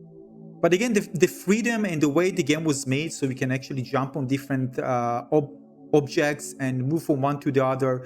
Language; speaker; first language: English; non-native, fluent; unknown